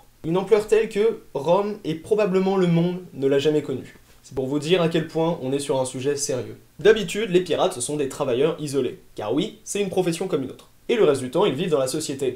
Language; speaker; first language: French; native; French